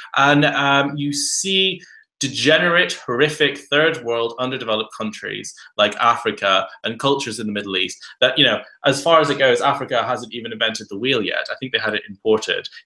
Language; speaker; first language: English; native; English